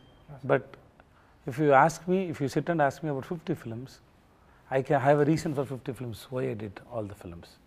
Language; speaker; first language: Telugu; non-native, learner; Tamil